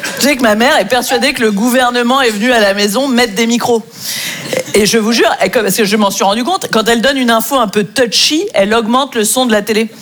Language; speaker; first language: French; native; French